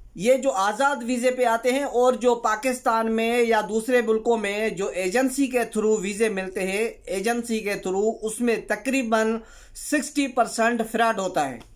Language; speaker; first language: Urdu; non-native, local second language; Sindhi